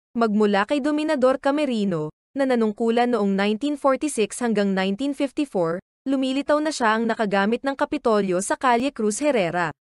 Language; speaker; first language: Filipino; native; Filipino